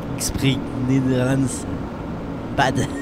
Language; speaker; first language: Dutch; non-native, learner; French